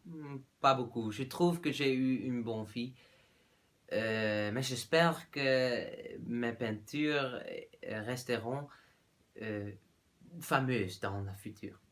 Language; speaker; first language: French; non-native, learner; Dutch